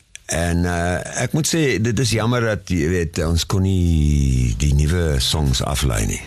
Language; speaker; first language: Afrikaans; non-native, fluent; English